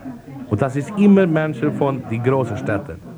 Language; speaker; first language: German; non-native, learner; Swedish